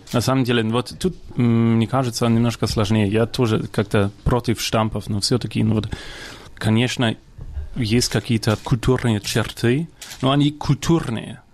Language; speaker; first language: Russian; non-native, fluent; German